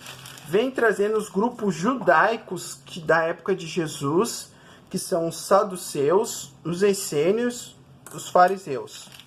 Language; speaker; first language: Portuguese; native; Portuguese